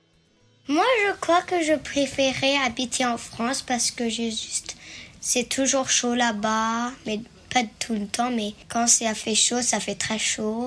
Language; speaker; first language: French; early bilingual, heritage; French